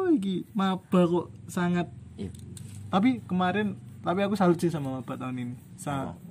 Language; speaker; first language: Indonesian; native; Indonesian